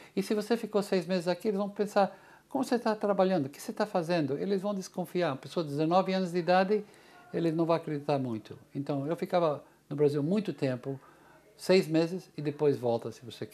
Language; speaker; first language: Portuguese; non-native, fluent; English